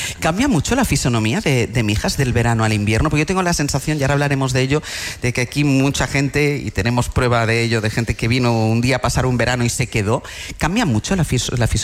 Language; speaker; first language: Spanish; native; Spanish